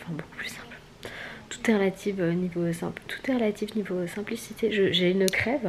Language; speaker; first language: French; native; French